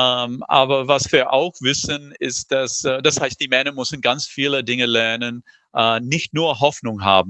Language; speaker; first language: German; non-native, fluent; English